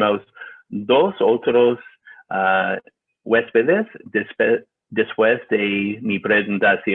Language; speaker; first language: Spanish; non-native, learner; English